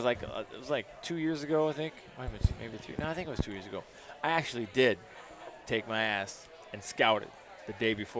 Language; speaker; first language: English; native; English